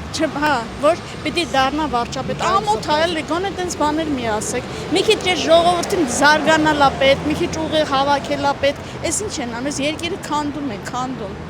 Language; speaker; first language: Armenian; native; Armenian